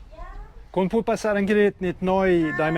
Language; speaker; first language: Thai; non-native, learner; French